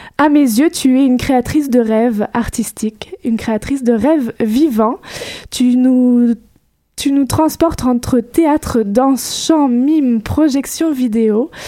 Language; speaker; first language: French; native; French